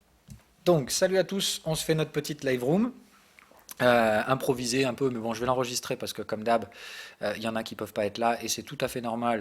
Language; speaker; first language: French; native; French